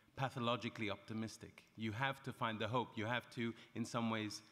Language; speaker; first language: English; native; English